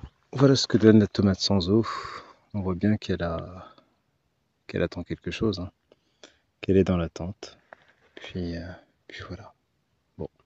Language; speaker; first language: French; native; French